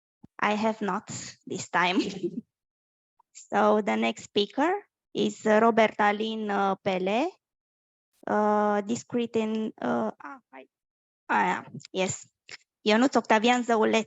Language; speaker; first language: English; non-native, fluent; Romanian